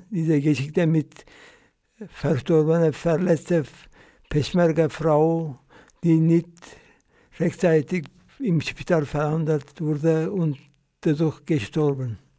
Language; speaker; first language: German; non-native, fluent; Kurdish